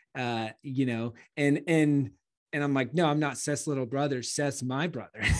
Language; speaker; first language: English; native; English